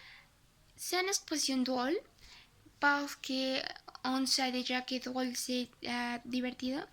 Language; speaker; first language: French; non-native, learner; Spanish